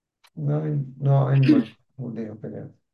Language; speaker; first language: German; non-native, learner; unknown